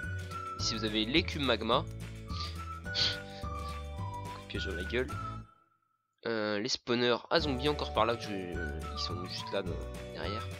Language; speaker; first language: French; native; French